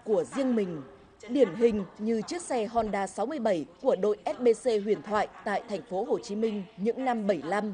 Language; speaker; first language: Vietnamese; native; Vietnamese